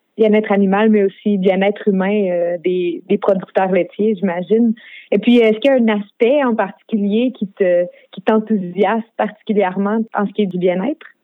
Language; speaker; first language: French; native; French